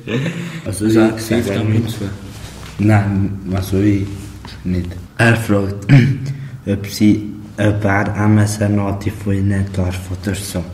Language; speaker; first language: German; early bilingual, other home language; Albanian